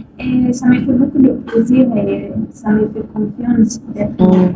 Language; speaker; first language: French; non-native, learner; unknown